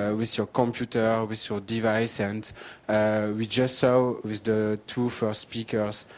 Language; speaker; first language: English; non-native, learner; French